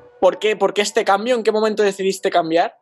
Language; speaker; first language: Spanish; native; Spanish